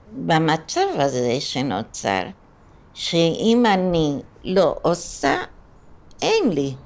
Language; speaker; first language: Hebrew; non-native, fluent; Spanish